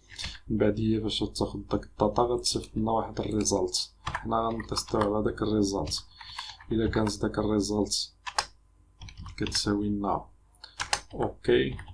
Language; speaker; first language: Arabic; native; Arabic